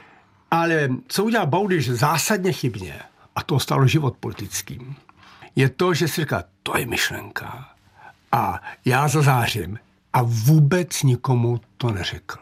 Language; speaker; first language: Czech; native; Czech